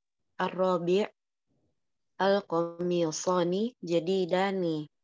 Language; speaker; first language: Arabic; non-native, learner; Indonesian